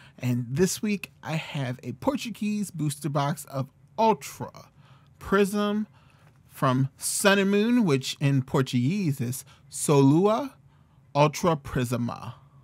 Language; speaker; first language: English; native; English